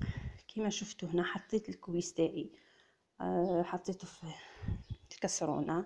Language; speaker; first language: Arabic; native; Arabic